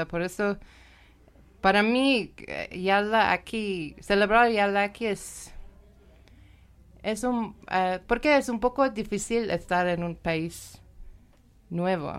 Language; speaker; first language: Spanish; non-native, learner; Persian